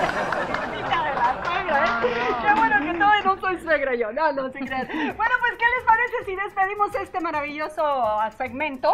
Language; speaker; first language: Spanish; native; Spanish